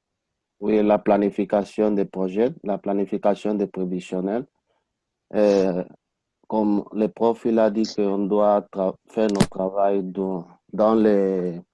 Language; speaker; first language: French; non-native, learner; Arabic